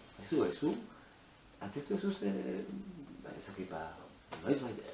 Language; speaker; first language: Basque; non-native, local second language; Spanish